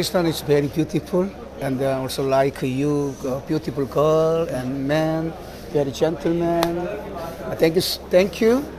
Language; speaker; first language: English; non-native, learner; Korean